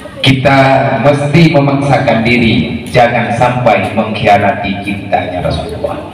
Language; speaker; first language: Malay; non-native, local second language; Achinese